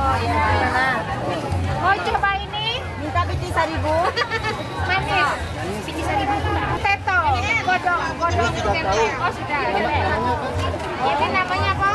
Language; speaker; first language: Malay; non-native, local second language; Minangkabau